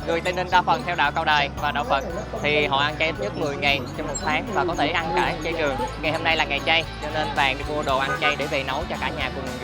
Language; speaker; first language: Vietnamese; native; Vietnamese